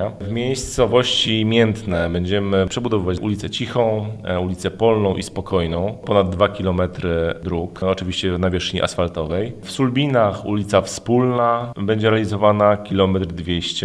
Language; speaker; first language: Polish; native; Polish